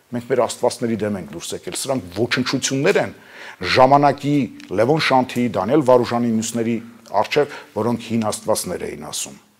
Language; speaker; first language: Armenian; native; Armenian